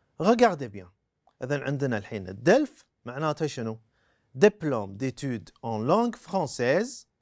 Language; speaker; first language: French; non-native, fluent; Arabic